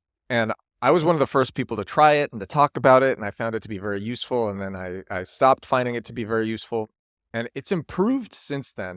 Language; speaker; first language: English; native; English